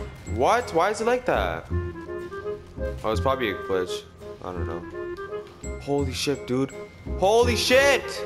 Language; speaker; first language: English; native; English